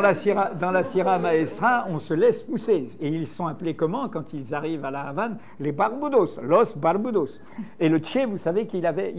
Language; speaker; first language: French; native; French